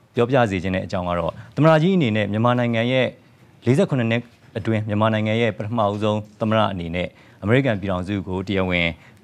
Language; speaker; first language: Burmese; native; Burmese